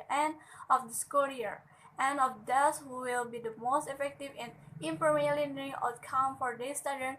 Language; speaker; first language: English; non-native, learner; Indonesian